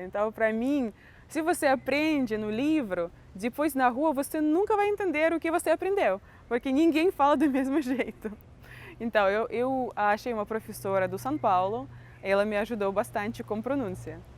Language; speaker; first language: Portuguese; non-native, fluent; Russian